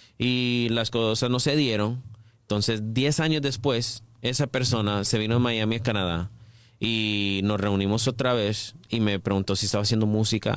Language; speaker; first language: Spanish; early bilingual, heritage; Spanish